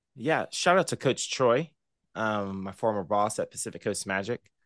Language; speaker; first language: English; native; English